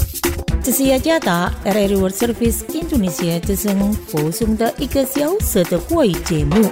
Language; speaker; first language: Chinese; non-native, fluent; Indonesian